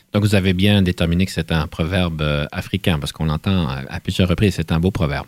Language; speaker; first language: French; native; French